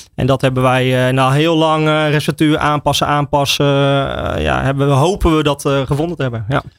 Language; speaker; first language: Dutch; native; Dutch